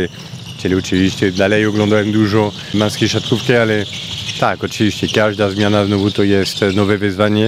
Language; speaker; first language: Polish; non-native, fluent; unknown